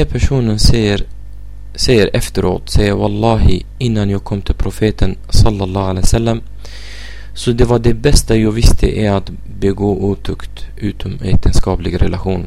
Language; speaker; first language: Swedish; non-native, fluent; Arabic